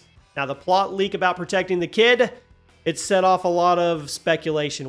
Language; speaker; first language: English; native; English